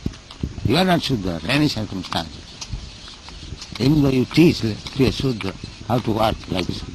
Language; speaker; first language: English; non-native, local second language; Bangla